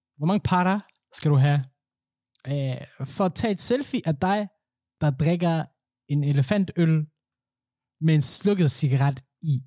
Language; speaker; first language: Danish; early bilingual, other home language; Somali